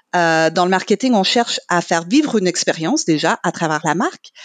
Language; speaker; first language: French; non-native, fluent; English